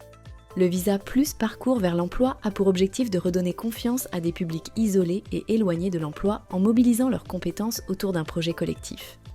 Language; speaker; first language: French; native; French